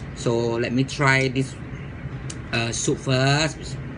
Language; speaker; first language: English; non-native, local second language; Malay